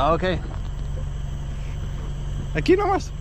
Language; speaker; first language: Spanish; non-native, learner; Danish